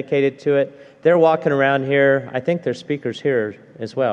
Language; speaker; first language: English; native; English